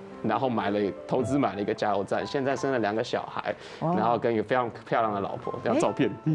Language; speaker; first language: Chinese; native; Chinese